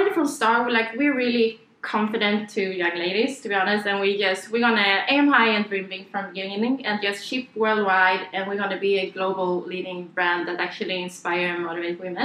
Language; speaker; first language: English; non-native, fluent; Swedish